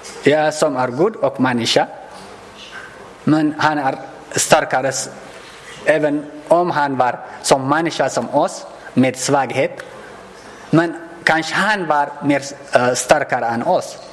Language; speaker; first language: Swedish; non-native, learner; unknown